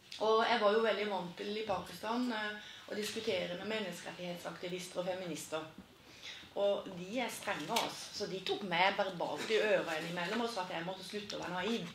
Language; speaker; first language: Norwegian; native; Norwegian